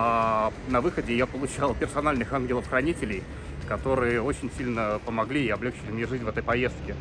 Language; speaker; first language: Russian; native; Russian